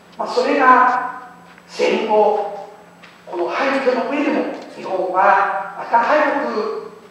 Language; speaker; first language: Japanese; non-native, fluent; Chinese